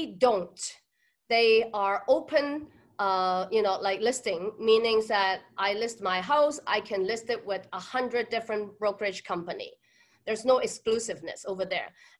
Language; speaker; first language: English; non-native, local second language; Cantonese